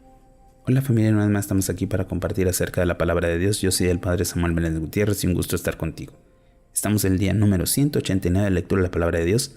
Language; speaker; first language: Spanish; native; Spanish